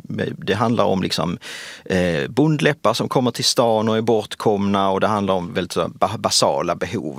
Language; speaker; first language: Swedish; native; Swedish